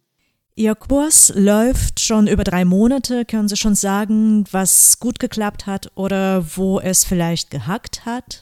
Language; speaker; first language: German; native; German